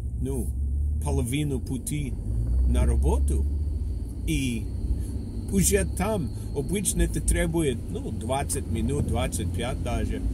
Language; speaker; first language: Russian; non-native, fluent; English